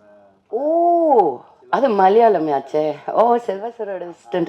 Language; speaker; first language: Tamil; non-native, local second language; Telugu